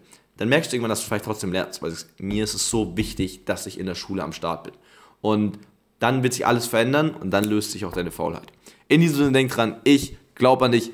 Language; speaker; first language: German; native; German